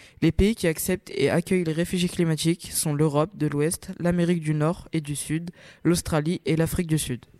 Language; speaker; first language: French; native; French